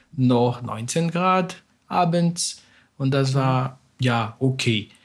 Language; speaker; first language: German; non-native, fluent; Portuguese